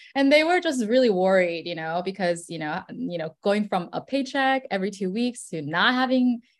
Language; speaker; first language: English; early bilingual, other home language; Korean